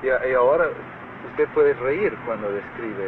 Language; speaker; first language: Spanish; non-native, fluent; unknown